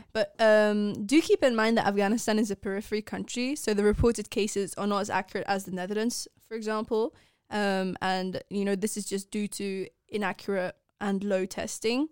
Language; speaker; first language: English; non-native, fluent; Persian